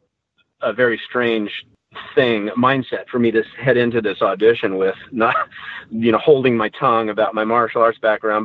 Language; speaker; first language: English; native; English